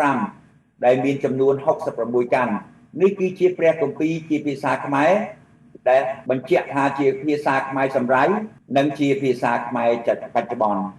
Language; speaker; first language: Khmer; native; Khmer